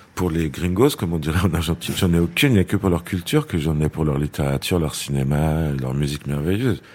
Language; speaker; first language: French; native; French